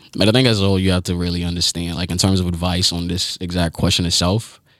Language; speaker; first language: English; early bilingual, other home language; Haitian Creole